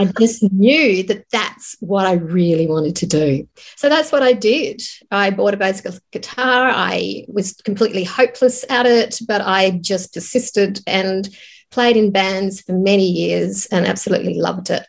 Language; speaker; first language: English; native; English